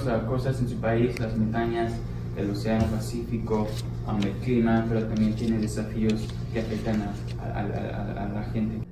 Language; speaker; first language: Spanish; early bilingual, heritage; Spanish